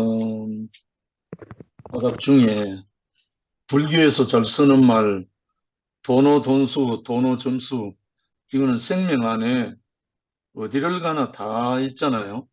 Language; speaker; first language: Korean; native; Korean